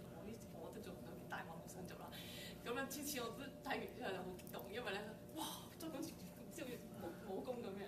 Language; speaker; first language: Cantonese; early bilingual, other home language; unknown